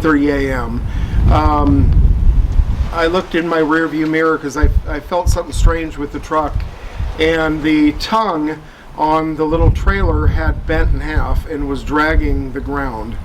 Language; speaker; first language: English; native; English